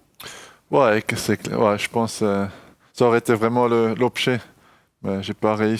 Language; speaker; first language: French; non-native, local second language; German